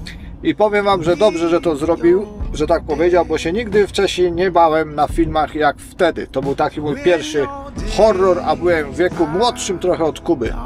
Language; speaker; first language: Polish; native; Polish